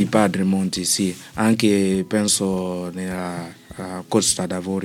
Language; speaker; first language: Italian; non-native, learner; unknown